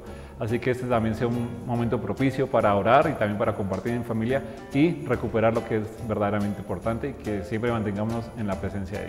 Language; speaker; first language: Spanish; native; Spanish